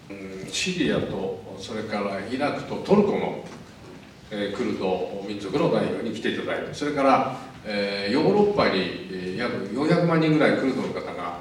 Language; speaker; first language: Japanese; native; Japanese